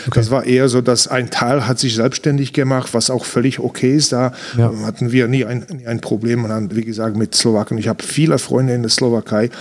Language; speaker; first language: German; non-native, fluent; Czech